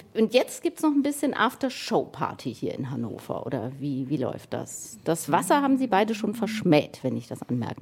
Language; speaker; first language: German; native; German